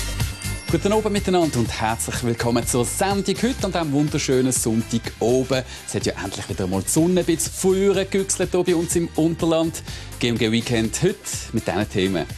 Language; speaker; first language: German; native; German